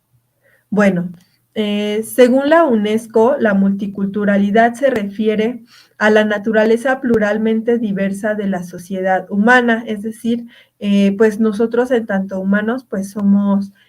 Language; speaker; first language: Spanish; native; Spanish